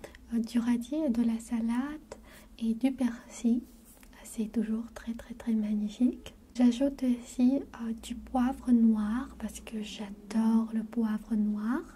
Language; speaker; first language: French; non-native, fluent; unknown